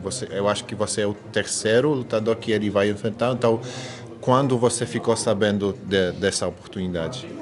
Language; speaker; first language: Portuguese; non-native, fluent; Polish